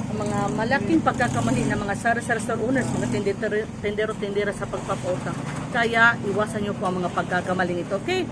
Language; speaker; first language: Filipino; non-native, local second language; Cebuano